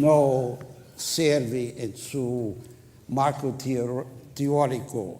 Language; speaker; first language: Spanish; non-native, fluent; English